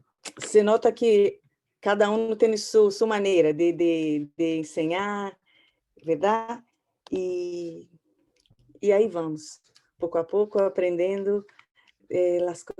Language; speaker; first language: Portuguese; non-native, learner; Spanish